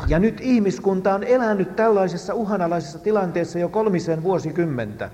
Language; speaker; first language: Finnish; native; Finnish